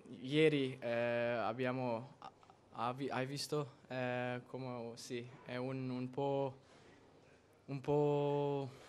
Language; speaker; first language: Italian; non-native, learner; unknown